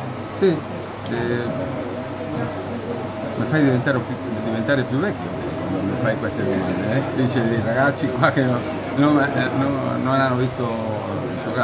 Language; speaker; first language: Italian; non-native, fluent; Spanish